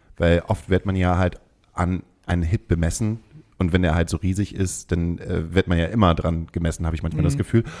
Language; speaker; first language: German; native; German